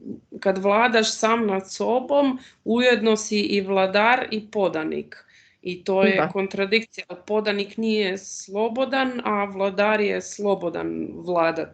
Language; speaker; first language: Croatian; native; Croatian